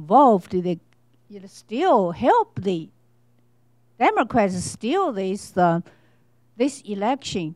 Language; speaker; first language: English; non-native, learner; Chinese